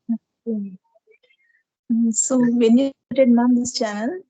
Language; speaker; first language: English; non-native, learner; Telugu